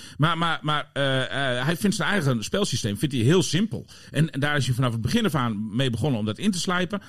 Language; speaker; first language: Dutch; native; Dutch